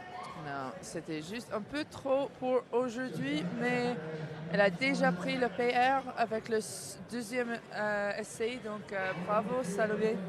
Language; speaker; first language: French; non-native, fluent; English